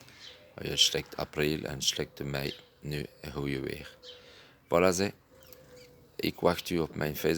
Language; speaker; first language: Dutch; non-native, learner; French